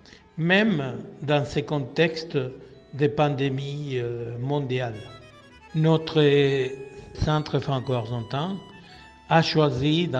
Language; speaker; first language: French; non-native, fluent; Spanish